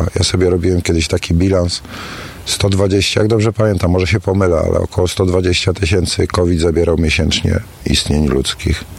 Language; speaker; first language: Polish; native; Polish